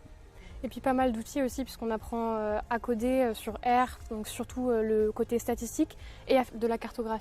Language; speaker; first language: French; native; French